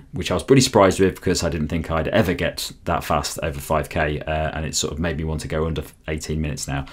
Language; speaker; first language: English; native; English